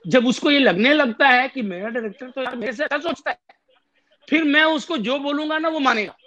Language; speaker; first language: Hindi; native; Hindi